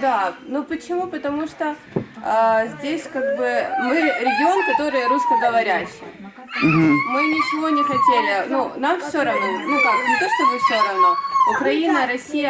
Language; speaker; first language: Russian; native; Russian